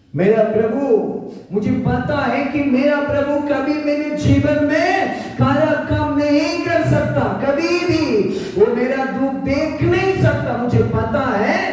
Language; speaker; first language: Hindi; non-native, local second language; Bangla